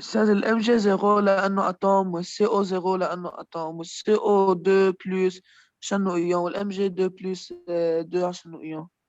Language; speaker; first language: Arabic; native; Arabic